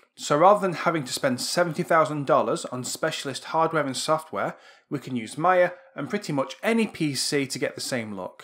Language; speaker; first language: English; native; English